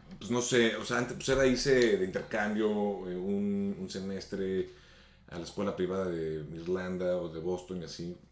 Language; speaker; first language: Spanish; native; Spanish